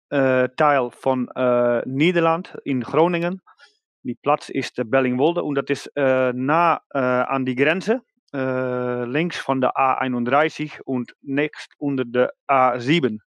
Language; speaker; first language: German; non-native, learner; Dutch